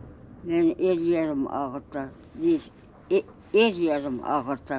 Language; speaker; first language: Turkish; non-native, learner; Crimean Tatar